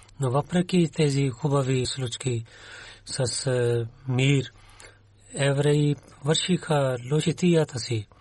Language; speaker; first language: Bulgarian; non-native, learner; Urdu